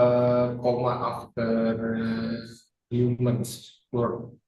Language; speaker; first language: English; non-native, learner; Indonesian